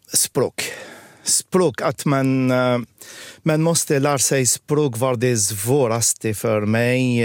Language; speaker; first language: Swedish; non-native, fluent; Arabic